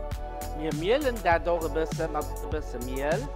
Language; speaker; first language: German; non-native, local second language; Luxembourgish